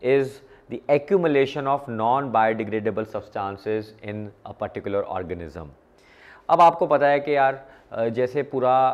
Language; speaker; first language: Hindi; non-native, local second language; Punjabi